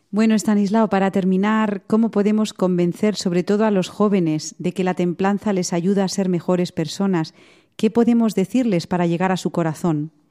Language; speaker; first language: Spanish; native; Spanish